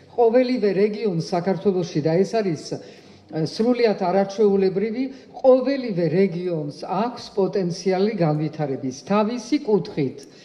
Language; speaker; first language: Georgian; early bilingual, heritage; Georgian